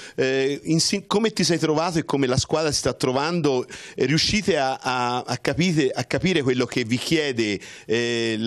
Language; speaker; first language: Italian; native; Italian